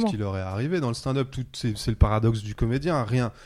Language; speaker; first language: French; native; French